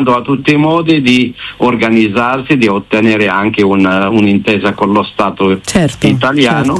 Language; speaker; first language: Italian; non-native, fluent; Arabic